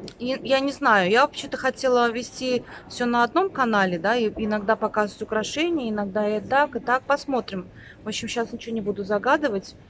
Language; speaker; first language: Russian; native; Russian